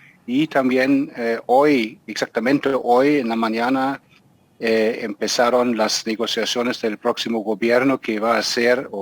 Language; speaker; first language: Spanish; non-native, fluent; German